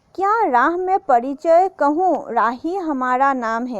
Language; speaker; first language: Hindi; non-native, local second language; Assamese